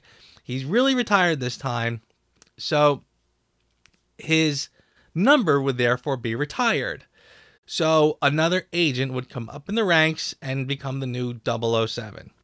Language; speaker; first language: English; native; English